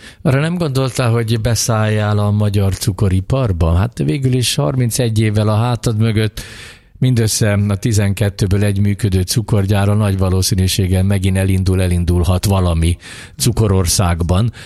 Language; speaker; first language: Hungarian; native; Hungarian